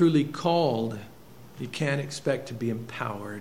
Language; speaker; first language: English; native; English